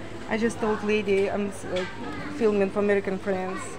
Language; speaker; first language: English; non-native, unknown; Russian